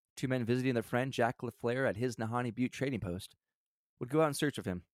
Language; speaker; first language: English; native; English